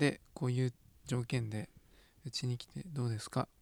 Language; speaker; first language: Japanese; native; Japanese